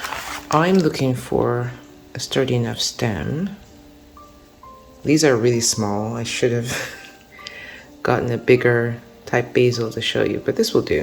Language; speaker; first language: English; native; English